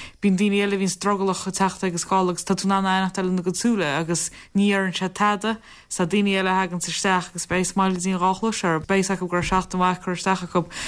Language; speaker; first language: Irish; native; Irish